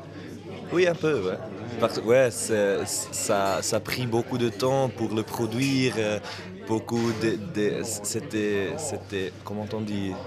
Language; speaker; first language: French; non-native, local second language; German